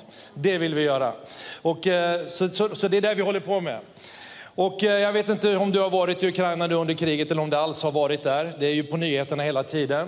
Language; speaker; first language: Swedish; native; Swedish